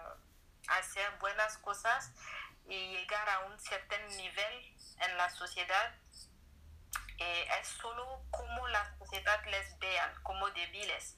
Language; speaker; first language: Spanish; non-native, learner; French